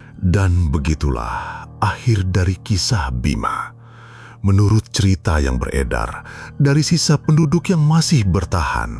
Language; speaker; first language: Indonesian; native; Indonesian